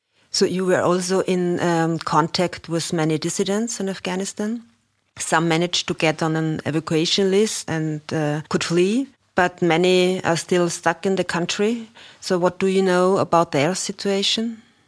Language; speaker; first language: English; non-native, fluent; German